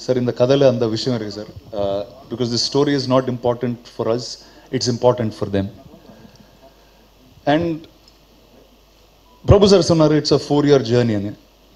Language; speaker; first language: Tamil; non-native, local second language; Telugu